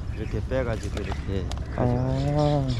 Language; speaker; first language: Korean; non-native, fluent; Hindi